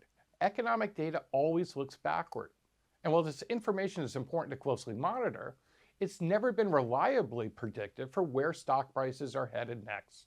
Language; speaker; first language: English; native; English